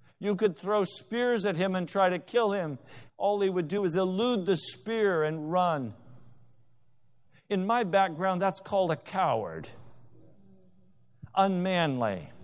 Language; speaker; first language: English; native; English